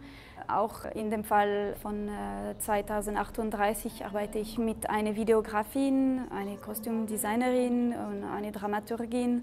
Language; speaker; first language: German; non-native, local second language; French